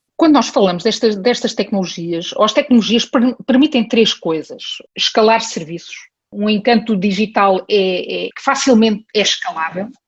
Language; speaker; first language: Portuguese; early bilingual, heritage; Portuguese